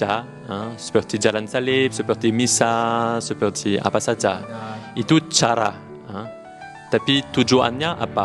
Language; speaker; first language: Indonesian; non-native, learner; French